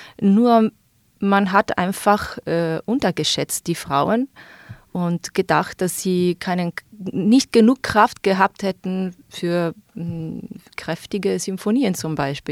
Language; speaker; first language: German; non-native, fluent; Italian